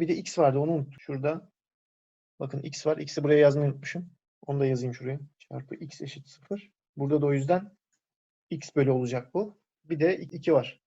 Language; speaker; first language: Turkish; native; Turkish